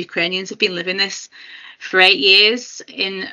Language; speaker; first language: English; native; English